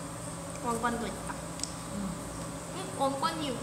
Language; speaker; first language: Korean; non-native, fluent; Thai